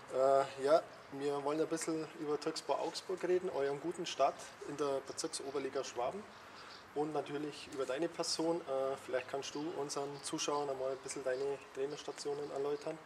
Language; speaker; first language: German; native; German